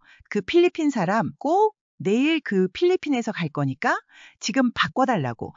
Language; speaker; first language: Korean; non-native, learner; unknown